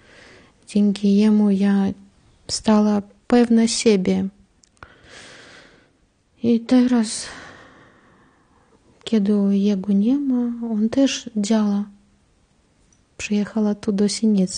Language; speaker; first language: Polish; non-native, learner; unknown